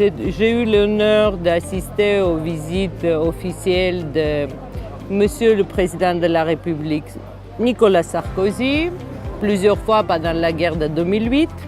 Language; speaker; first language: French; non-native, fluent; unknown